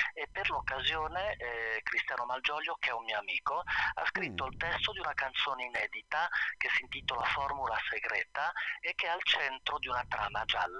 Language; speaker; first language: Italian; native; Italian